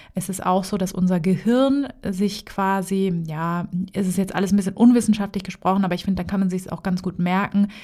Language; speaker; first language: German; native; German